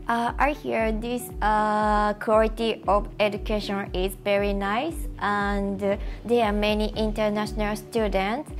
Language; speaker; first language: English; non-native, learner; Japanese